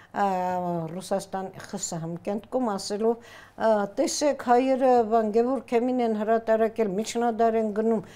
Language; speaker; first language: Armenian; native; Armenian